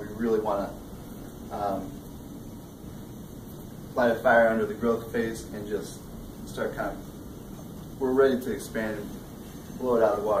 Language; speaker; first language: English; native; English